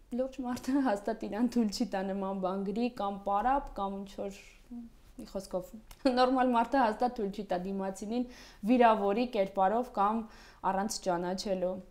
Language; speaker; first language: Armenian; early bilingual, other home language; Russian